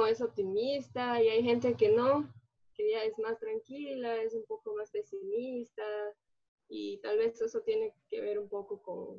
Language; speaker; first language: Spanish; early bilingual, other home language; Portuguese